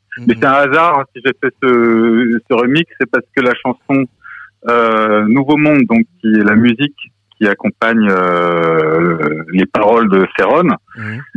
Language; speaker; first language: French; early bilingual, other home language; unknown